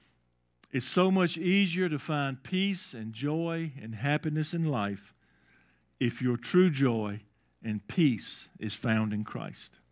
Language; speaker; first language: English; native; English